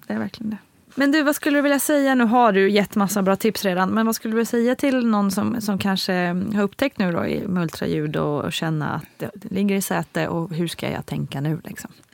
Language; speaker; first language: Swedish; native; Swedish